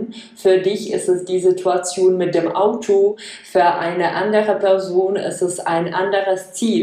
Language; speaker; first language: German; non-native, fluent; Czech